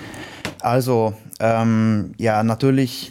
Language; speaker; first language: German; non-native, learner; Polish